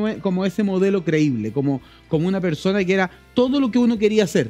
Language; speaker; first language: Spanish; native; Spanish